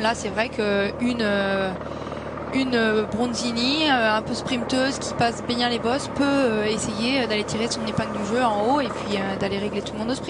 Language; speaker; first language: French; native; French